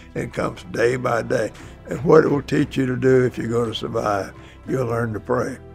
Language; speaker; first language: English; native; English